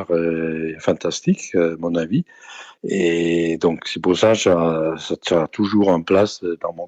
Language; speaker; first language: French; non-native, fluent; Danish